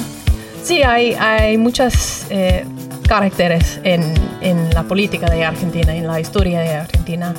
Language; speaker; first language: Spanish; non-native, learner; English